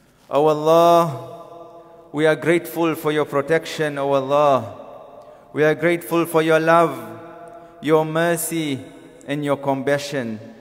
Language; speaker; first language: English; non-native, local second language; Malay